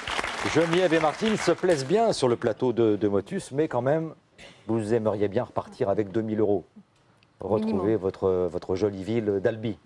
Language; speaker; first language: French; native; French